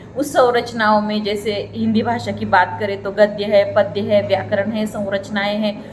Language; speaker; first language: Hindi; non-native, local second language; Marathi